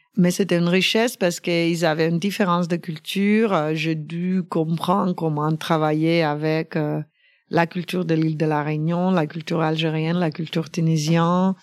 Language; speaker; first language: French; non-native, fluent; Greek